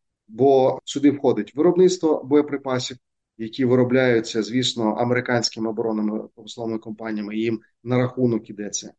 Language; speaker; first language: Ukrainian; native; Ukrainian